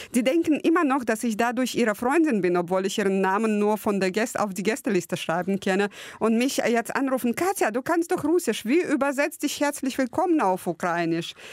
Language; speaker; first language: German; early bilingual, other home language; Russian